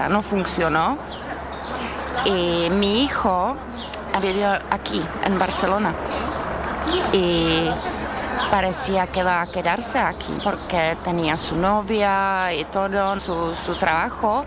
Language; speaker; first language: Spanish; non-native, fluent; Czech